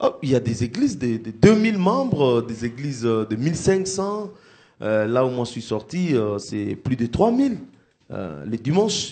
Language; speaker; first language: French; non-native, local second language; Lingala